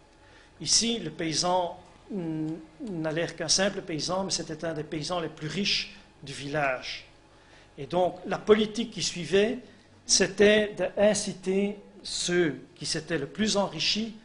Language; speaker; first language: French; native; French